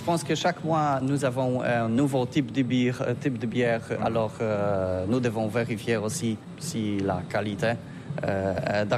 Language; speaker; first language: French; non-native, learner; Polish